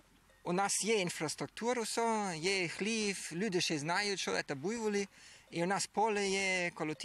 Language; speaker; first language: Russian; non-native, learner; German